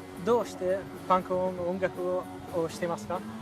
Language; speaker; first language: Japanese; non-native, learner; Italian